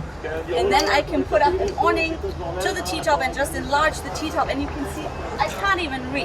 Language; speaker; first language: English; non-native, fluent; German